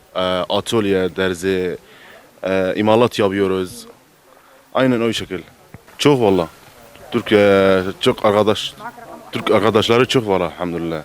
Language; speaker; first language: Turkish; non-native, learner; Arabic